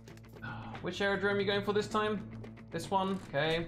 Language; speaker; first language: English; native; English